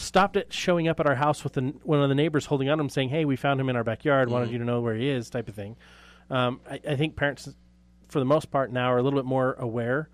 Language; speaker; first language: English; native; English